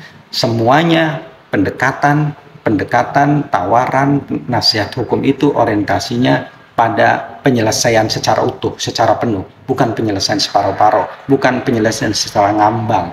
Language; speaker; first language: Indonesian; native; Indonesian